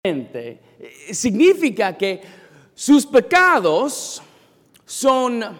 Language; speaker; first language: Spanish; non-native, learner; English